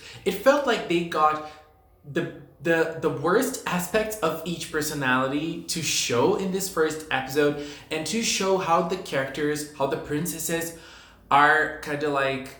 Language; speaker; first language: English; non-native, fluent; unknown